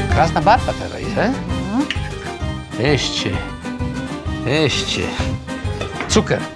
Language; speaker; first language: Czech; non-native, learner; Italian